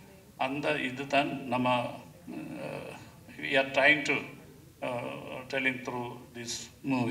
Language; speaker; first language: Tamil; non-native, learner; Malayalam